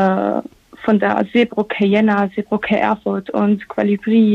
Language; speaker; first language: German; non-native, fluent; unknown